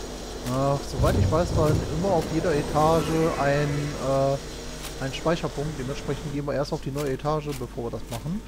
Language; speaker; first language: German; native; German